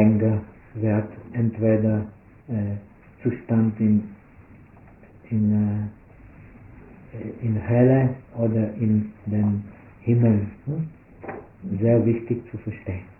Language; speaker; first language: German; non-native, fluent; Czech